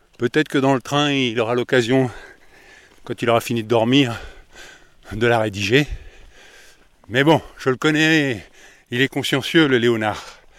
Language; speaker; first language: French; native; French